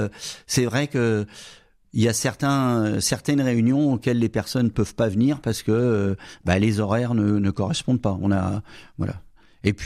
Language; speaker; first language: French; native; French